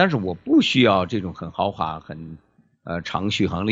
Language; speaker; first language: Chinese; native; Chinese